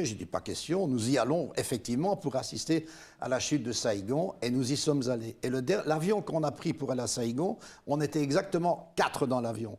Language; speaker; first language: French; native; French